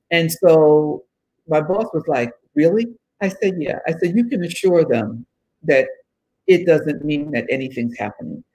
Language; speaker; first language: English; native; English